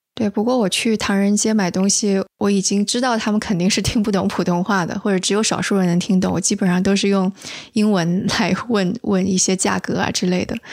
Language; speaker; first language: Chinese; native; Chinese